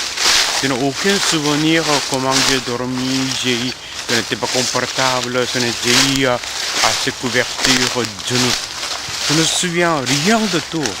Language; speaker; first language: French; non-native, fluent; Korean